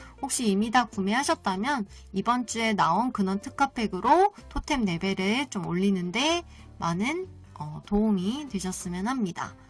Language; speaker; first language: Korean; native; Korean